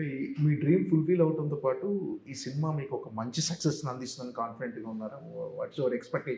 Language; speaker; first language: Telugu; native; Telugu